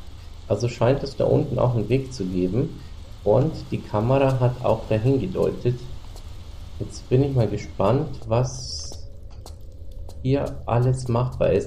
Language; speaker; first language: German; native; German